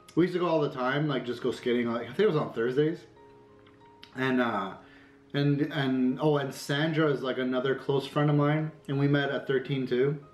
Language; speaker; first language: English; native; English